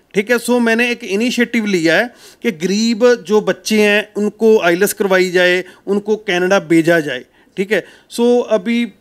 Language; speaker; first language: Hindi; non-native, local second language; Punjabi